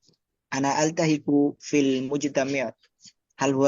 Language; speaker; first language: Arabic; non-native, learner; Bangla